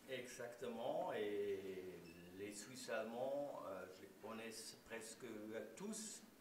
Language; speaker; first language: French; non-native, local second language; German